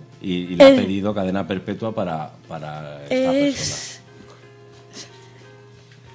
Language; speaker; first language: Spanish; native; Spanish